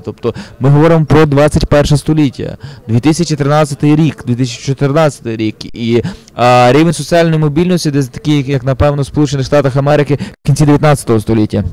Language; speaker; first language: Ukrainian; native; Ukrainian